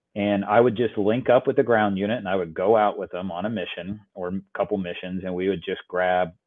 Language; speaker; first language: English; native; English